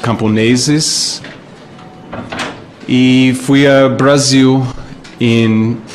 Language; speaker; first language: Portuguese; non-native, fluent; English